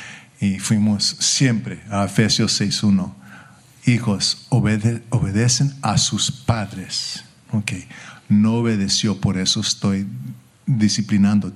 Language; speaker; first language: Spanish; early bilingual, heritage; English